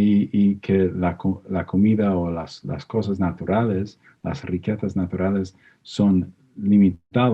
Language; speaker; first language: Spanish; non-native, fluent; English